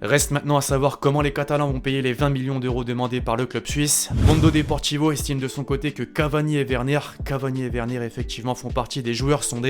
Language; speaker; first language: French; native; French